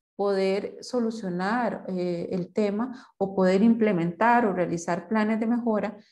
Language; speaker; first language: Spanish; native; Spanish